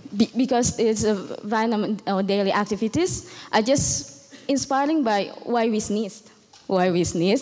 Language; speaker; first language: English; non-native, learner; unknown